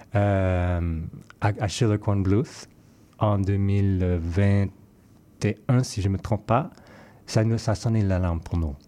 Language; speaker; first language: French; non-native, fluent; English